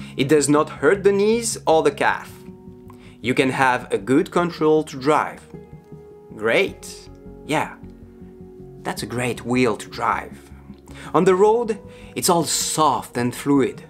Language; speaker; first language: English; non-native, learner; French